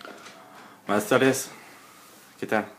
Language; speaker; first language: Spanish; non-native, learner; French